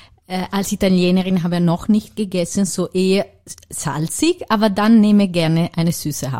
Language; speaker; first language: German; non-native, learner; Italian